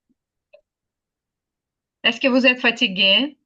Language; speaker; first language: French; non-native, fluent; Ukrainian